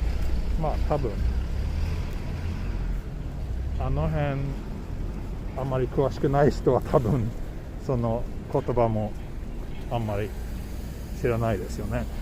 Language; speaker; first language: Japanese; non-native, fluent; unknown